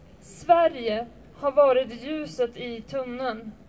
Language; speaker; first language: Swedish; early bilingual, other home language; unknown